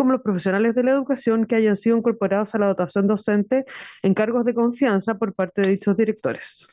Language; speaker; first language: Spanish; native; Spanish